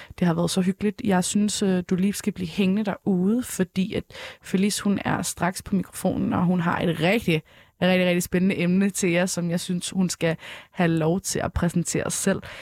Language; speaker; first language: Danish; early bilingual, other home language; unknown